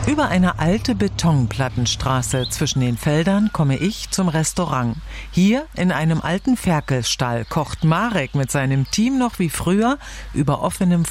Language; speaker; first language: German; native; German